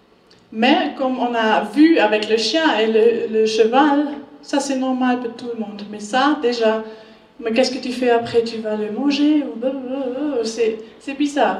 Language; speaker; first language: French; non-native, learner; German